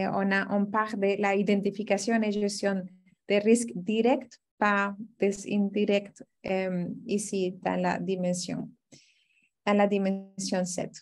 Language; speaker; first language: French; non-native, fluent; Spanish